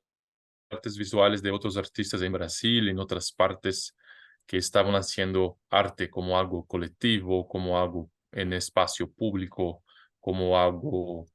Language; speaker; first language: Spanish; non-native, fluent; Portuguese